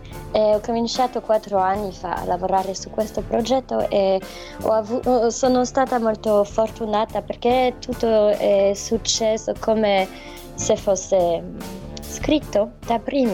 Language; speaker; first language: Italian; non-native, fluent; French